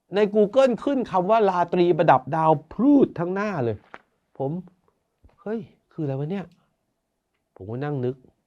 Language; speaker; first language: Thai; native; Thai